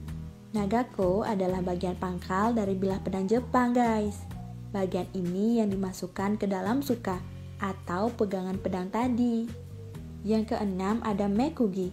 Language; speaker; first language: Indonesian; native; Indonesian